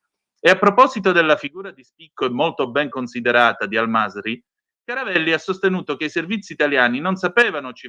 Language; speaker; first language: Italian; native; Italian